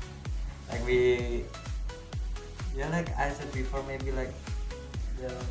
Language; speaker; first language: English; non-native, learner; Indonesian